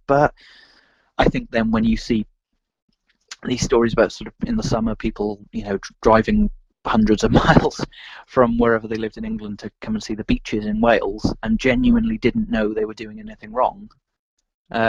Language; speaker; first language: English; native; English